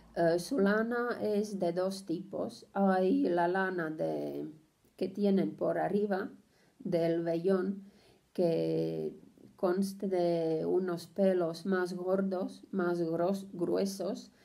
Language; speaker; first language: Spanish; non-native, fluent; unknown